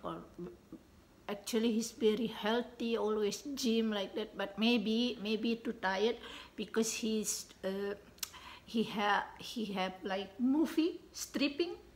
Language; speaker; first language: English; non-native, learner; Indonesian